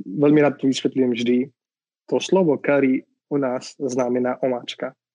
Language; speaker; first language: Slovak; non-native, fluent; Marathi